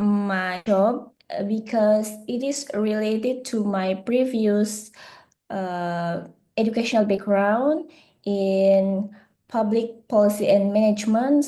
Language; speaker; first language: English; non-native, learner; Indonesian